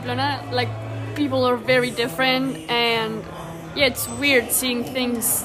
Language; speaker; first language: English; non-native, fluent; Spanish